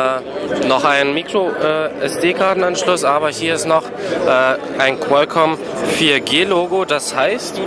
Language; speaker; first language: German; native; German